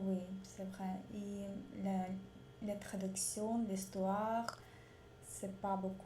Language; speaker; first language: French; non-native, learner; Russian